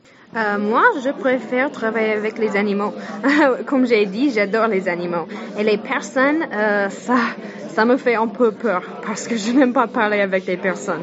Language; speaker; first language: French; non-native, learner; English